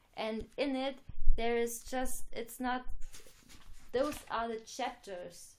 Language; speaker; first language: English; non-native, fluent; German